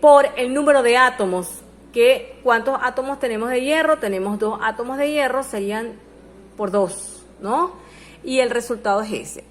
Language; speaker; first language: Spanish; native; Spanish